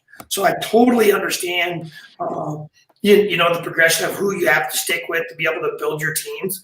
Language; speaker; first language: English; native; English